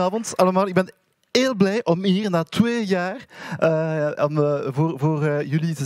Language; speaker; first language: Dutch; non-native, learner; French